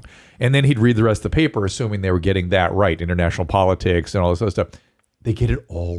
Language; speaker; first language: English; native; English